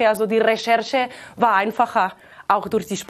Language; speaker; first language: German; non-native, fluent; Catalan